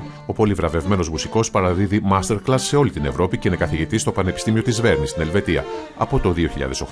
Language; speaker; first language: Greek; native; Greek